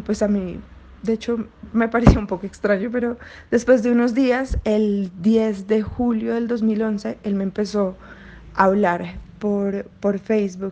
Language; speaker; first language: Spanish; native; Spanish